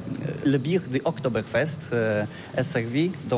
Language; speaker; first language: French; non-native, learner; Polish